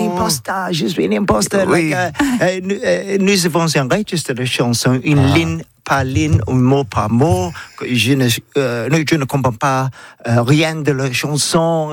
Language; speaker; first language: French; non-native, learner; English